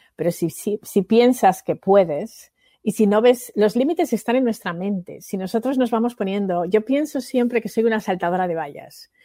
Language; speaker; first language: Spanish; native; Spanish